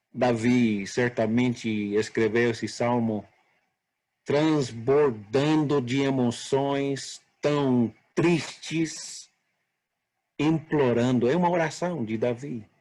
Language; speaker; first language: Portuguese; non-native, fluent; English